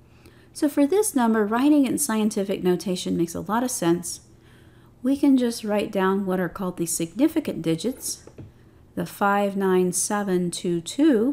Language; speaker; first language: English; native; English